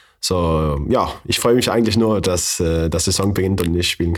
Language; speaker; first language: German; non-native, fluent; Danish